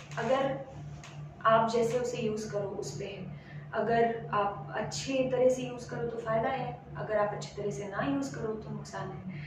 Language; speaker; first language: Hindi; non-native, local second language; Marathi